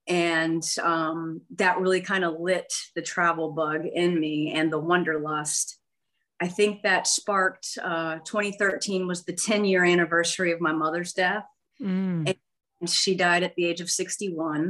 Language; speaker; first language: English; native; English